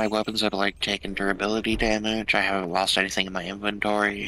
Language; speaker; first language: English; native; English